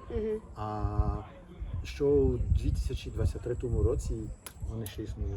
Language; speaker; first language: Ukrainian; non-native, fluent; French